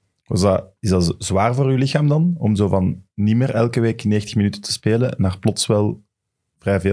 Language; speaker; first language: Dutch; native; Dutch